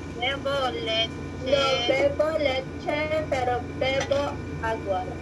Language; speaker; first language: Spanish; non-native, learner; Filipino